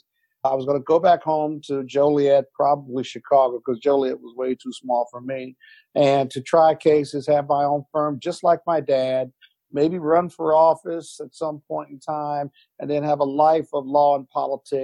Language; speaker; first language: English; native; English